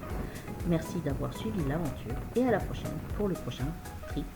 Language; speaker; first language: French; native; French